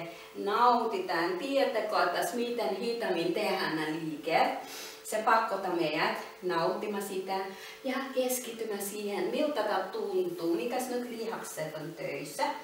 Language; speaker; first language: Finnish; non-native, learner; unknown